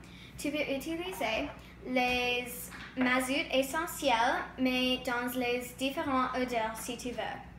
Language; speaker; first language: French; non-native, learner; English